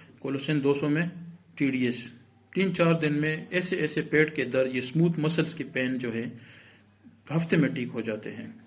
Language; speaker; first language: Urdu; non-native, local second language; Pashto